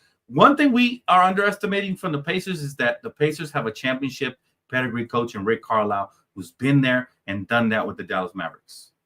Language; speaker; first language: English; native; English